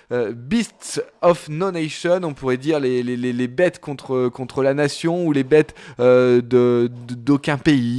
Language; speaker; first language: French; native; French